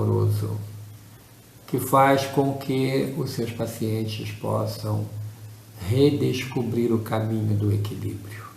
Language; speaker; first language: Portuguese; native; Portuguese